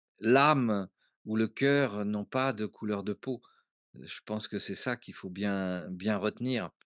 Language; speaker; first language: French; native; French